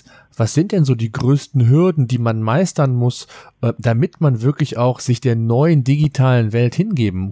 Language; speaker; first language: German; native; German